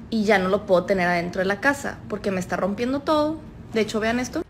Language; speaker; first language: Spanish; native; Spanish